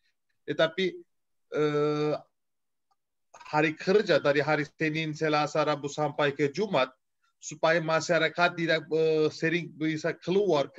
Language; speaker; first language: Indonesian; non-native, fluent; Turkish